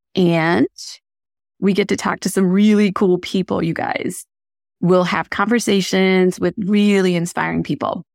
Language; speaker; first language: English; early bilingual, other home language; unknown